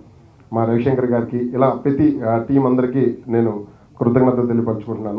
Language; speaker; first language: Telugu; native; Telugu